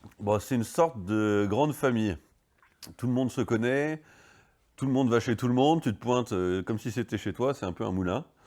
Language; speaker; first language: French; native; French